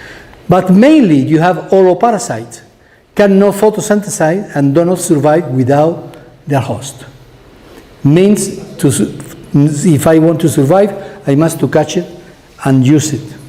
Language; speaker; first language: English; non-native, fluent; Spanish